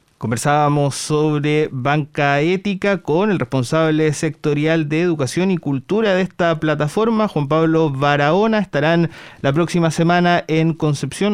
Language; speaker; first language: Spanish; native; Spanish